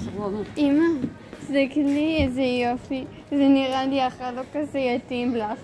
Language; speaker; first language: Hebrew; early bilingual, other home language; Russian